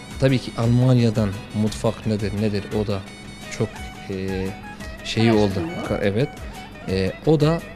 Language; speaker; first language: Turkish; non-native, learner; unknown